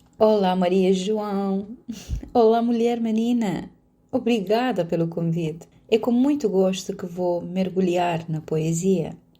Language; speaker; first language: Portuguese; non-native, fluent; Romanian